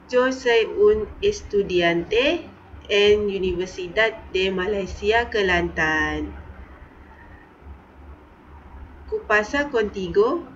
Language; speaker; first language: Spanish; non-native, learner; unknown